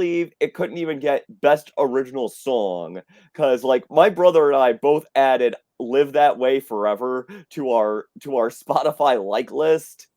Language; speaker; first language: English; native; English